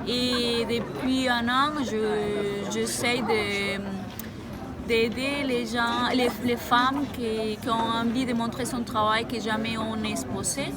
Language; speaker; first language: French; non-native, fluent; Spanish